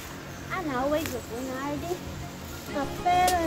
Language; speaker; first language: Dutch; non-native, learner; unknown